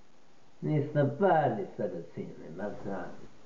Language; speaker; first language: German; non-native, learner; English